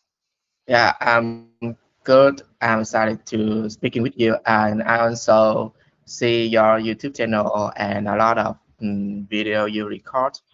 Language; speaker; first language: English; non-native, learner; Vietnamese